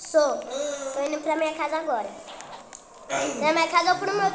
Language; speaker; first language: Portuguese; native; Portuguese